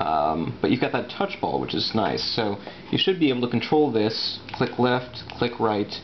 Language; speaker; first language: English; native; English